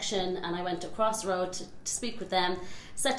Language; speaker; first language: English; native; English